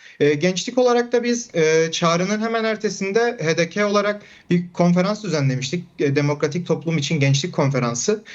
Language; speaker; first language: Turkish; non-native, local second language; Kurdish